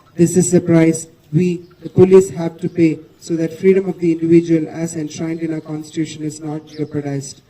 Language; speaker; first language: English; non-native, local second language; Tamil